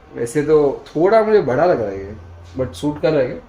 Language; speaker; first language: Hindi; non-native, local second language; Kannada